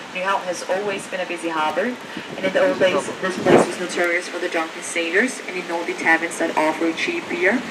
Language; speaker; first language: English; non-native, fluent; Danish